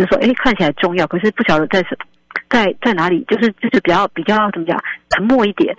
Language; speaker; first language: Chinese; native; Chinese